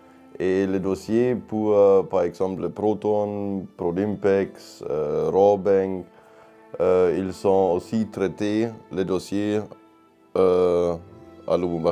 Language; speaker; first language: French; non-native, learner; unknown